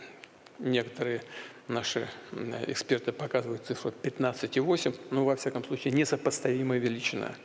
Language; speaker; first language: Russian; native; Russian